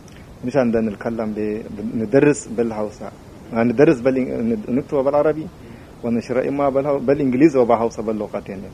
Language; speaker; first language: Arabic; native; Arabic